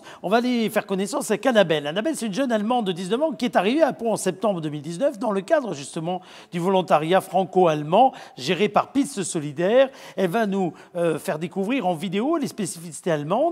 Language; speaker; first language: French; native; French